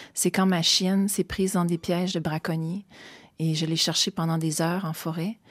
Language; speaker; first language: French; native; French